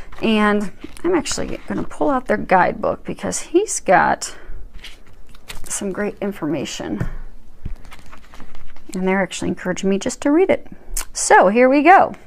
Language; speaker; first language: English; native; English